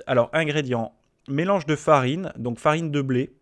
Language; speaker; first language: French; native; French